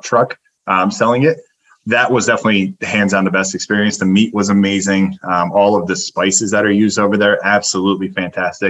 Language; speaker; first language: English; early bilingual, other home language; Turkish